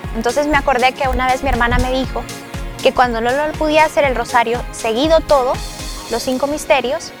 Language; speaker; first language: Spanish; native; Spanish